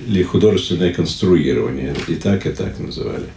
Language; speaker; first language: Ukrainian; non-native, local second language; Russian